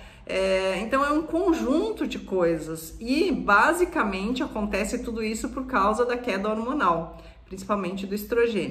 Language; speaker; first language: Portuguese; native; Portuguese